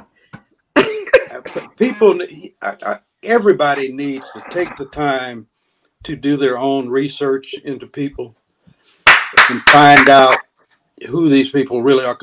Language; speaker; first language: English; native; English